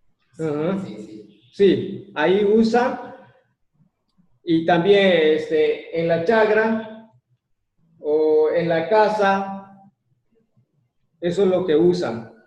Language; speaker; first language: Spanish; non-native, local second language; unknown